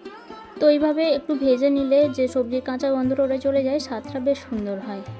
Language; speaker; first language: Bangla; native; Bangla